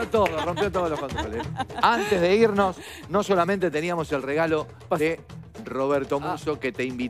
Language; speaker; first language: Spanish; native; Spanish